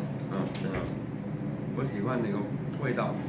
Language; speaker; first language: Chinese; non-native, learner; English